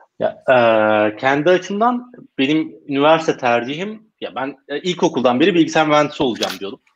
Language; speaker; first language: Turkish; native; Turkish